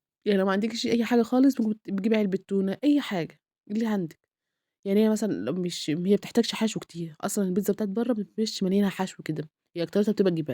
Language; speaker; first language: Arabic; native; Arabic